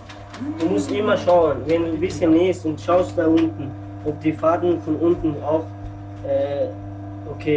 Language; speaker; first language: German; non-native, learner; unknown